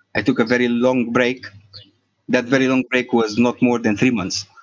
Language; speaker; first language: English; non-native, fluent; Arabic